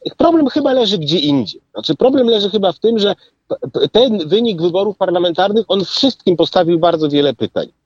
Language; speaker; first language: Polish; native; Polish